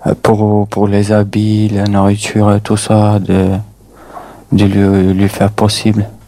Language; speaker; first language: French; non-native, fluent; Albanian